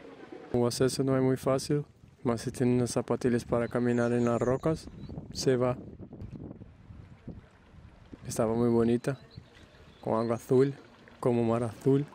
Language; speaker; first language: Spanish; non-native, learner; Portuguese